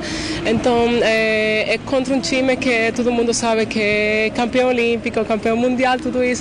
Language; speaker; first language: Portuguese; non-native, fluent; Spanish